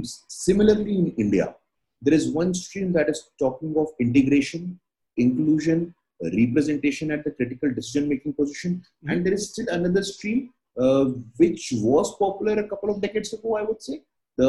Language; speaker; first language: English; non-native, local second language; Hindi